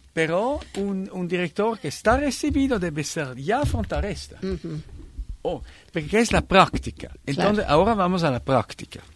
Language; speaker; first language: Spanish; non-native, fluent; Italian